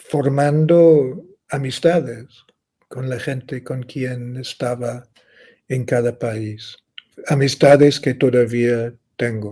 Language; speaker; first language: Spanish; non-native, fluent; English